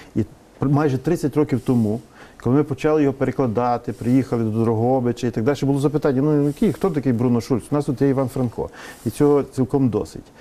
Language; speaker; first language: Ukrainian; native; Ukrainian